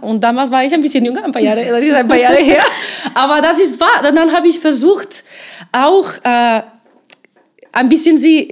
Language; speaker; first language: German; non-native, fluent; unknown